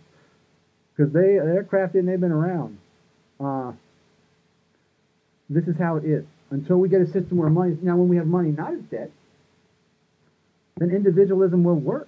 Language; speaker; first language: English; native; English